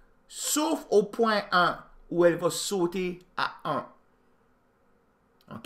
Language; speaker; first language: French; native; French